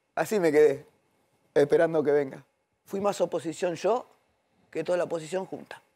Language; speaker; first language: Spanish; native; Spanish